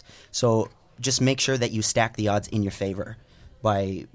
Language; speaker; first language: English; non-native, local second language; Filipino